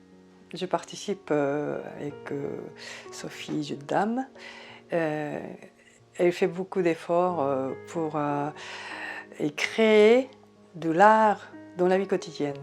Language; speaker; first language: French; non-native, fluent; Japanese